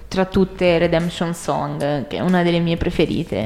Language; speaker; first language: Italian; native; Italian